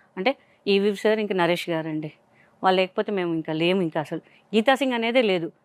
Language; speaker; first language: Telugu; non-native, local second language; Hindi